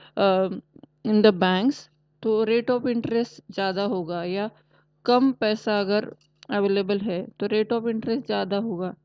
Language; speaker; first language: Hindi; non-native, local second language; Marathi